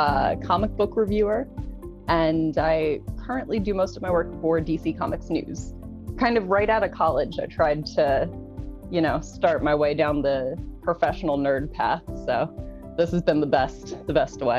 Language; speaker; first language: English; native; English